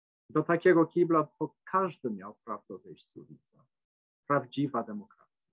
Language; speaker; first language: Polish; non-native, fluent; English